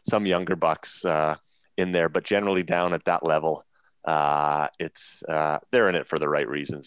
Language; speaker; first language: English; native; English